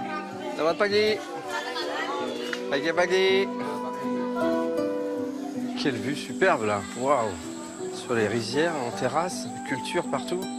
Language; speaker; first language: French; native; French